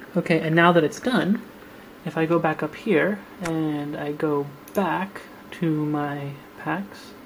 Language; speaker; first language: English; native; English